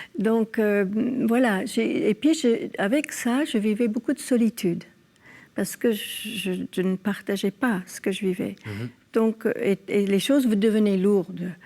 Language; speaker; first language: French; early bilingual, other home language; English